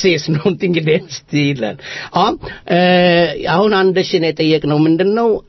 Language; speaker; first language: Swedish; non-native, fluent; Amharic